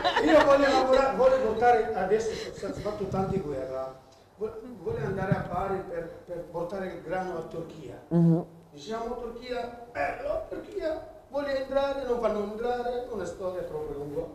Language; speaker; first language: Italian; non-native, learner; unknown